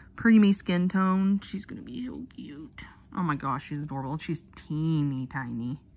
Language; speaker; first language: English; native; English